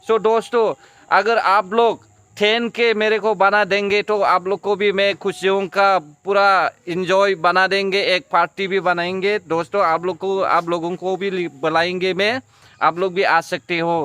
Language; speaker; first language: Hindi; non-native, local second language; Bodo